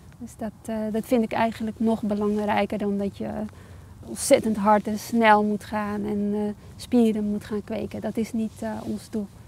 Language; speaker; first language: Dutch; early bilingual, other home language; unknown